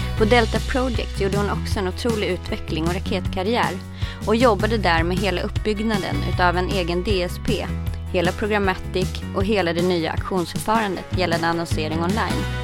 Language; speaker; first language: Swedish; native; Swedish